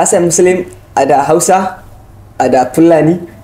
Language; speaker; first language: Indonesian; non-native, learner; Hausa